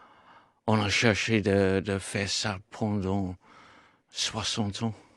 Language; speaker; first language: French; non-native, fluent; English